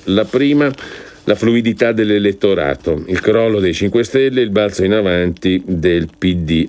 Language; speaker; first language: Italian; native; Italian